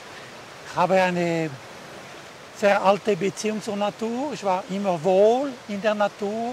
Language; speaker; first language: German; non-native, local second language; French